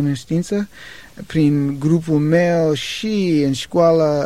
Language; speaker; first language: Romanian; non-native, learner; English